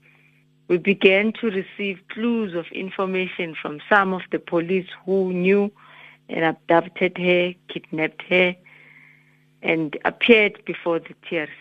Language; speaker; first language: English; non-native, local second language; Zulu